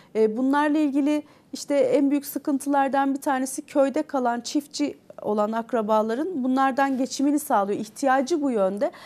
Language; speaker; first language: Turkish; native; Turkish